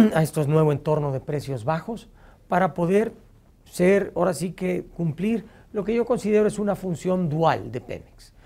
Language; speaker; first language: Spanish; native; Spanish